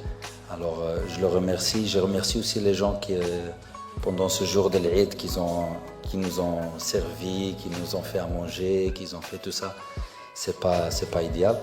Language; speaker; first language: French; non-native, fluent; Arabic